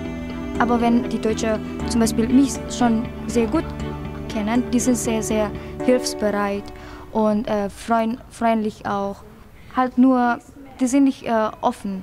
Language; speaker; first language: German; non-native, fluent; Indonesian